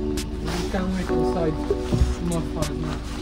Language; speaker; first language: English; non-native, learner; Arabic